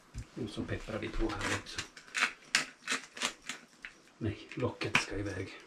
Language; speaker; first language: Swedish; non-native, fluent; Italian